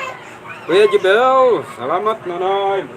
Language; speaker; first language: Filipino; native; Filipino